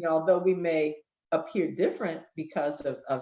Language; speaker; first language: English; native; English